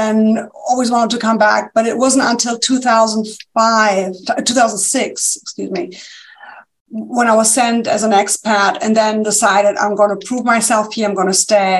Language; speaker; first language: English; non-native, fluent; German